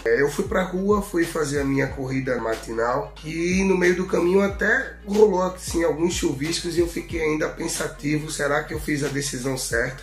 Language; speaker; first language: Portuguese; native; Portuguese